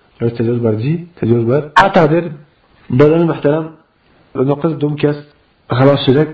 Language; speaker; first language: Persian; native; Persian